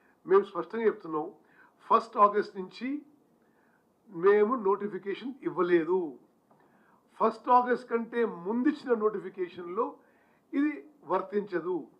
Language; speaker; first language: Telugu; native; Telugu